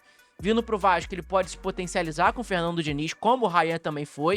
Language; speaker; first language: Portuguese; native; Portuguese